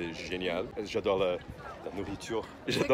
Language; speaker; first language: French; non-native, fluent; Portuguese